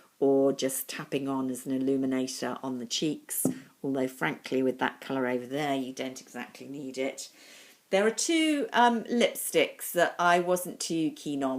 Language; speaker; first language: English; native; English